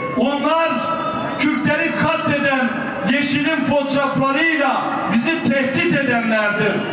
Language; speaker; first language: Turkish; non-native, local second language; Kurdish